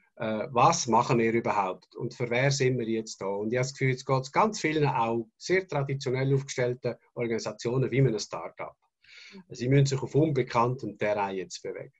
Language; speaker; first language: German; native; German